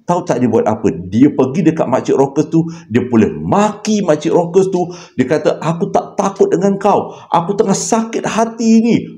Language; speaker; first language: Malay; native; Malay